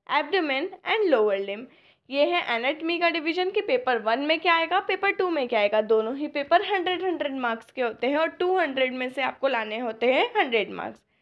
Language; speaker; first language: Hindi; native; Hindi